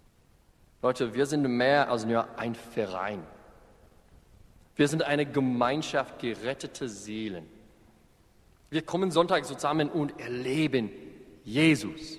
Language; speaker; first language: German; non-native, fluent; English